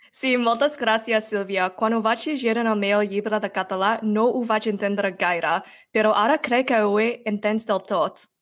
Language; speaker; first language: Catalan; non-native, learner; English